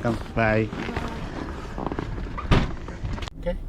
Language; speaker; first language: English; non-native, local second language; Filipino